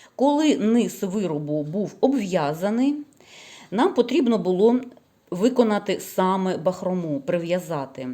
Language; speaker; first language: Ukrainian; non-native, local second language; Russian